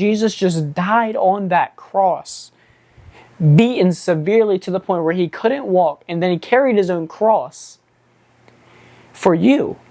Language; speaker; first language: English; native; English